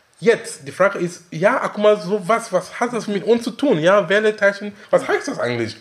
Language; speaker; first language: German; non-native, fluent; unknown